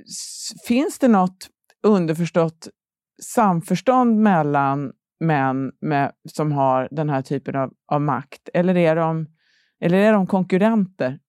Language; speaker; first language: Swedish; native; Swedish